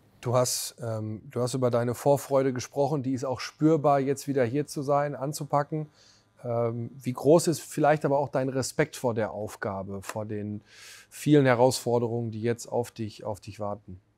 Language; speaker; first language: German; native; German